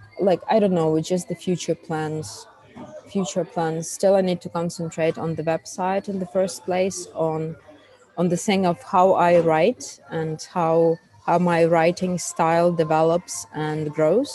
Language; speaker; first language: English; non-native, fluent; Russian